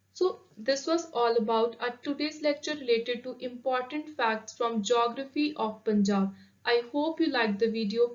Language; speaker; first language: English; non-native, local second language; Punjabi